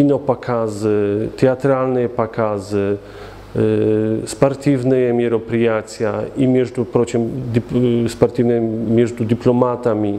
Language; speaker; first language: Russian; non-native, fluent; Polish